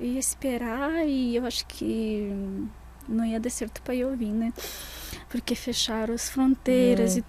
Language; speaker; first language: Portuguese; non-native, fluent; Russian